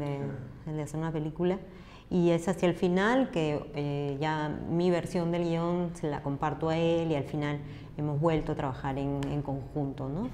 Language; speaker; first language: Spanish; native; Spanish